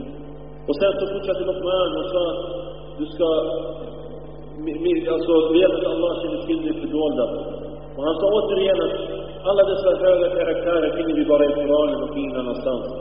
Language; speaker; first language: Swedish; early bilingual, other home language; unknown